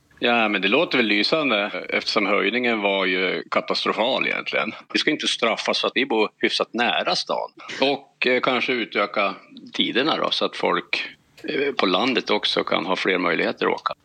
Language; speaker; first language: Swedish; native; Swedish